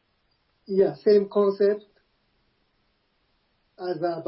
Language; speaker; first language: English; non-native, learner; Japanese